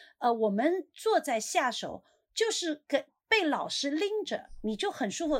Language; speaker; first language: Chinese; native; Chinese